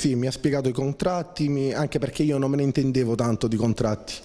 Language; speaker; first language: Italian; native; Italian